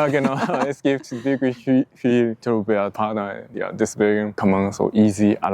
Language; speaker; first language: German; non-native, learner; Japanese